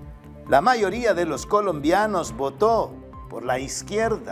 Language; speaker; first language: Spanish; native; Spanish